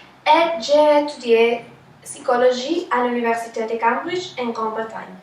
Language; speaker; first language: French; non-native, learner; Spanish